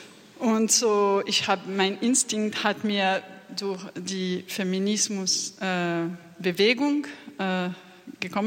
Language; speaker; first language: German; non-native, fluent; French